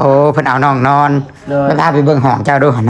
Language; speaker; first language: Thai; non-native, local second language; Lao